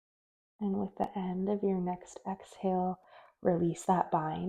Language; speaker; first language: English; native; English